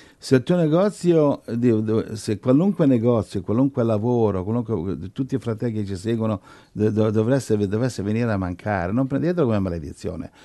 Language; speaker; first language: Italian; non-native, fluent; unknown